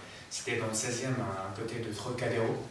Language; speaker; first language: French; non-native, learner; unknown